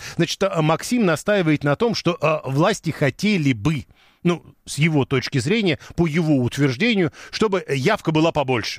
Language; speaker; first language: Russian; native; Russian